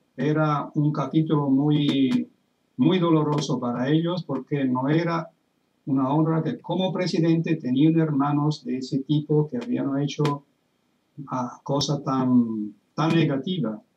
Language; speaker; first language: Spanish; non-native, fluent; Italian